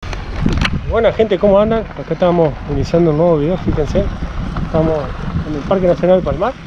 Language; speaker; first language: Spanish; native; Spanish